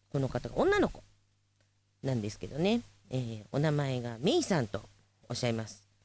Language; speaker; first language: Japanese; native; Japanese